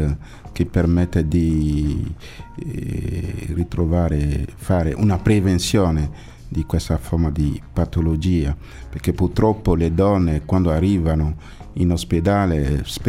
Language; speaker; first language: Italian; non-native, fluent; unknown